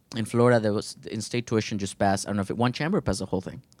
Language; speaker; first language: English; early bilingual, other home language; Spanish